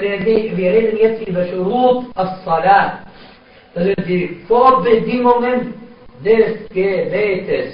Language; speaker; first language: German; non-native, fluent; Arabic